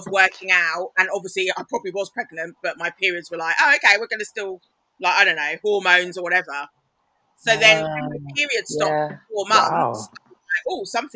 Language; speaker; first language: English; native; English